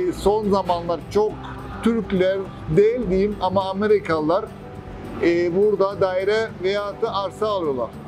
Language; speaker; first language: Turkish; early bilingual, heritage; Turkish